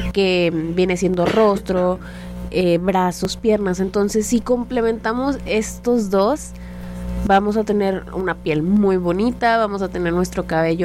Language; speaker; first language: Spanish; native; Spanish